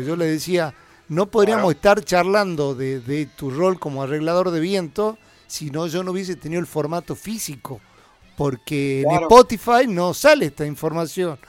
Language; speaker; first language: Spanish; native; Spanish